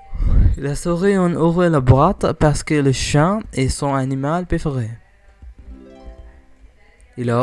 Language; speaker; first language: French; non-native, learner; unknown